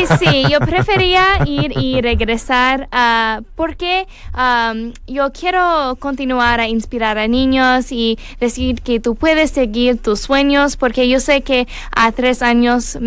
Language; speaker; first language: Spanish; non-native, learner; English